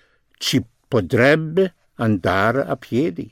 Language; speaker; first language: Italian; non-native, fluent; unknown